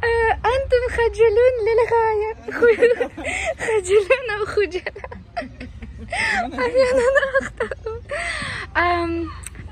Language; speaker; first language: Arabic; non-native, fluent; Ukrainian